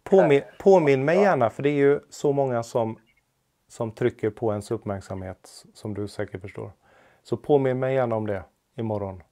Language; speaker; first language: Swedish; native; Swedish